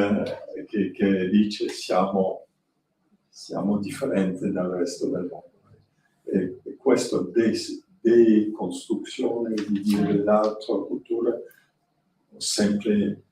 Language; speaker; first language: Italian; non-native, learner; French